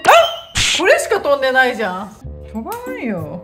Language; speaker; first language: Japanese; native; Japanese